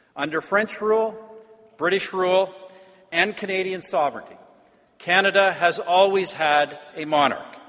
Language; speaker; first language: English; native; English